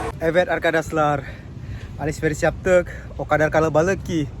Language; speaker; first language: Turkish; non-native, fluent; Indonesian